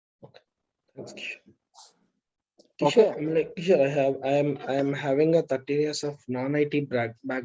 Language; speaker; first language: English; non-native, local second language; Telugu